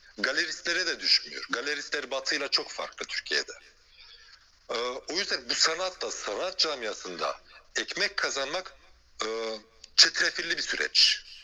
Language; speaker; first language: Turkish; early bilingual, heritage; Turkish